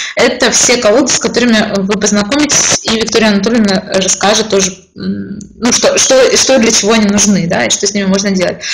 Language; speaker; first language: Russian; native; Russian